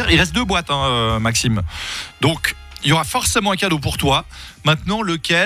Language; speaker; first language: French; native; French